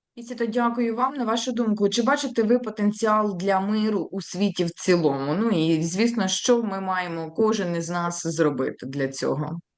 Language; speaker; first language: Ukrainian; native; Ukrainian